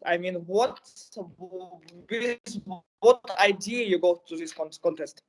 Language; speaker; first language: English; non-native, learner; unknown